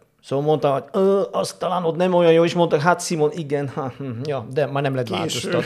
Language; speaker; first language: Hungarian; non-native, fluent; Dutch